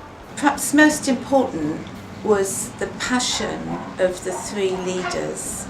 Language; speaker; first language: English; native; English